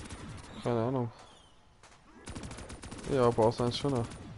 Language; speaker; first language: German; native; German